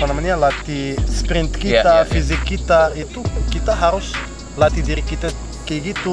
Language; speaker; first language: Indonesian; non-native, fluent; Arabic